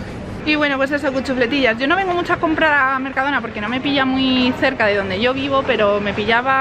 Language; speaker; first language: Spanish; native; Spanish